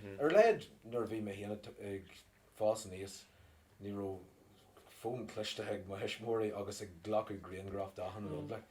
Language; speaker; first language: Irish; non-native, local second language; English